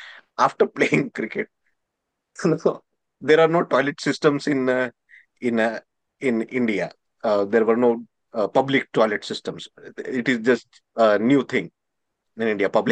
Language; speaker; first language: English; non-native, local second language; Marathi